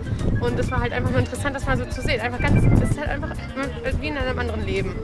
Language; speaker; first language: German; native; German